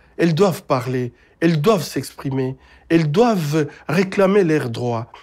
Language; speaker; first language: French; non-native, local second language; Swahili